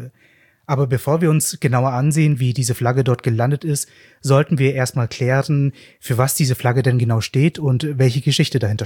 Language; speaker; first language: German; native; German